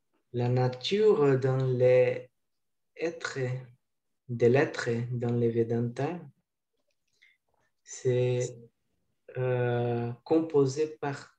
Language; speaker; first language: French; non-native, learner; Portuguese